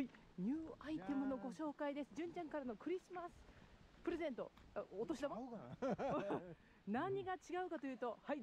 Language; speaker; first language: Japanese; native; Japanese